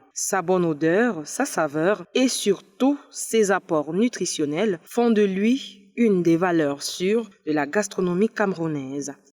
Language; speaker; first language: French; native; French